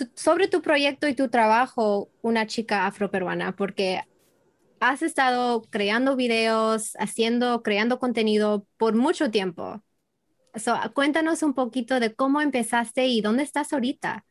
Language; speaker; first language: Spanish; early bilingual, heritage; English